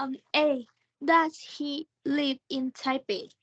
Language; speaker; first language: English; non-native, learner; Thai